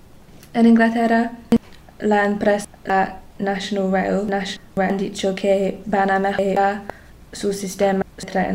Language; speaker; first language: Spanish; non-native, learner; English